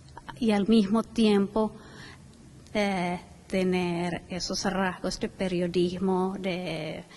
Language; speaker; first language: Spanish; non-native, fluent; Finnish